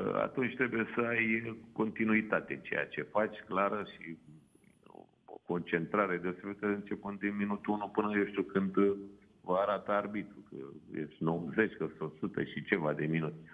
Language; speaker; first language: Romanian; native; Romanian